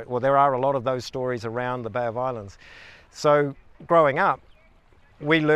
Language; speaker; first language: English; native; English